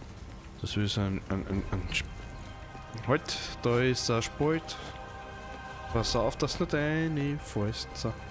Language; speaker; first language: German; native; German